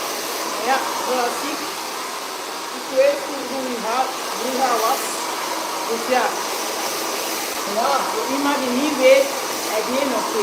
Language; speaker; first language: Dutch; non-native, fluent; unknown